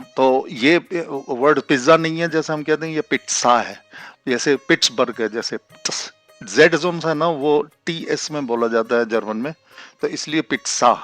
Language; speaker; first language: Hindi; non-native, local second language; Punjabi